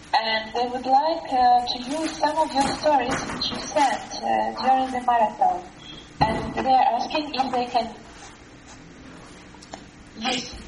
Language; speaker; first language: English; non-native, learner; Russian